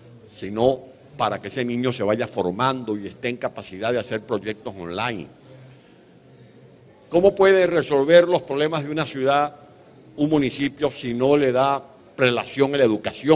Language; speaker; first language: Spanish; native; Spanish